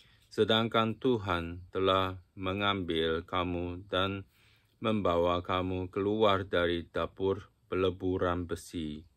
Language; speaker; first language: Indonesian; non-native, fluent; Japanese